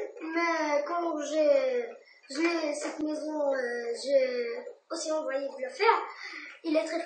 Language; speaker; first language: French; non-native, learner; Arabic